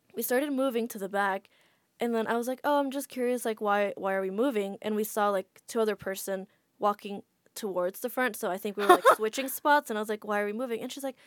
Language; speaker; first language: English; non-native, fluent; Indonesian